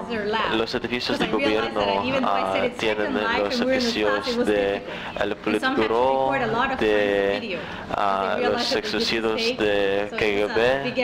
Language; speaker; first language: Spanish; non-native, learner; Russian